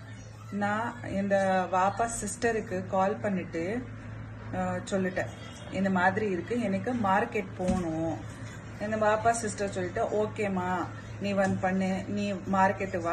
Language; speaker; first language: Tamil; non-native, local second language; Urdu